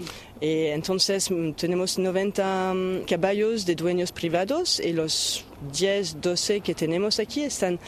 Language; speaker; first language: Spanish; non-native, fluent; French